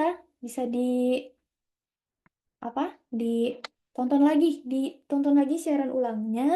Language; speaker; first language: Indonesian; native; Indonesian